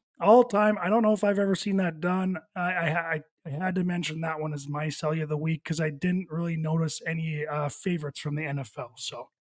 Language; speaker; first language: English; native; English